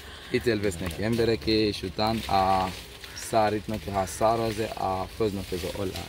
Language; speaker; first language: Hungarian; non-native, learner; Swahili